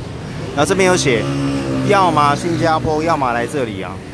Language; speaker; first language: Chinese; native; Chinese